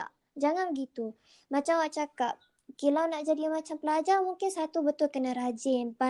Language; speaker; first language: Malay; native; Malay